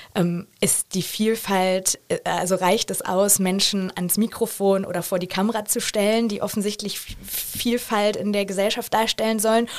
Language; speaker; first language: German; native; German